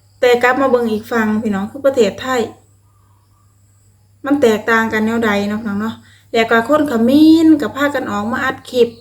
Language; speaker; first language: Thai; non-native, local second language; Lao